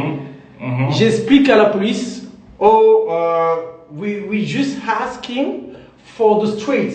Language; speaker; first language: English; non-native, learner; French